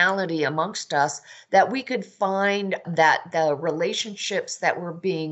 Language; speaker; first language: English; native; English